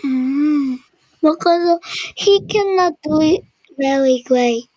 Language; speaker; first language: English; non-native, learner; Korean